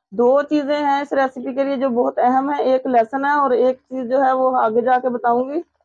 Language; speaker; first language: Urdu; native; Urdu